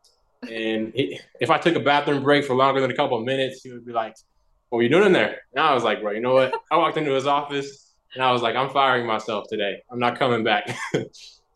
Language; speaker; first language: English; native; English